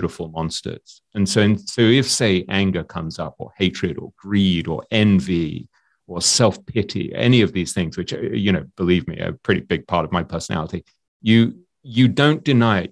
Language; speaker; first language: English; native; English